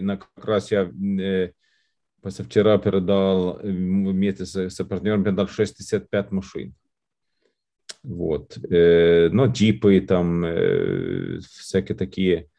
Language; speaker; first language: Russian; non-native, fluent; Lithuanian